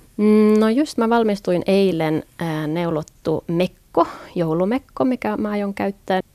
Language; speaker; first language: Finnish; non-native, local second language; Swedish